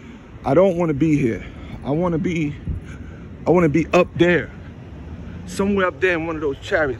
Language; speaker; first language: English; native; English